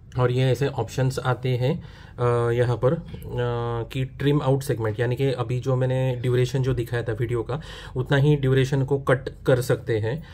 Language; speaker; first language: Hindi; non-native, local second language; Marathi